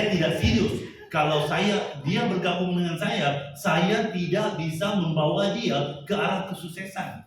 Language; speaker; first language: Indonesian; non-native, fluent; Tamil